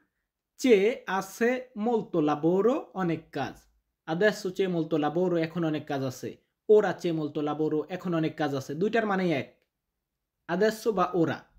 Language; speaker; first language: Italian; non-native, fluent; Bangla